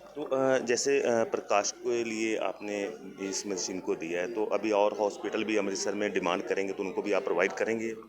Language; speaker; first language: Hindi; non-native, local second language; Punjabi